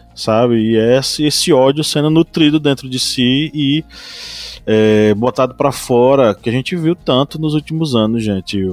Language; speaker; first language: Portuguese; native; Portuguese